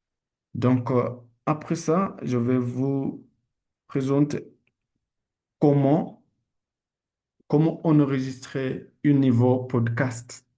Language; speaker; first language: French; non-native, learner; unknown